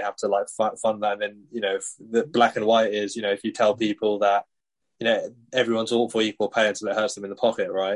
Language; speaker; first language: English; native; English